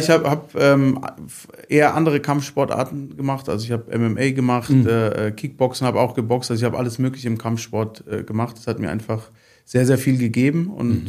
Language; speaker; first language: German; native; German